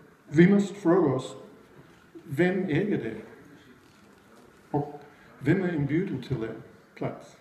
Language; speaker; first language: Swedish; non-native, fluent; English